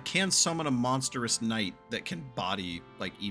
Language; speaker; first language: English; native; English